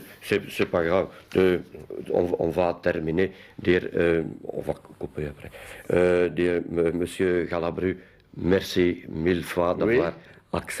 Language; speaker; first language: French; non-native, local second language; Dutch